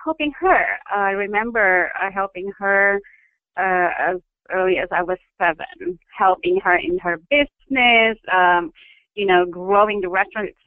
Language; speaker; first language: English; non-native, local second language; Filipino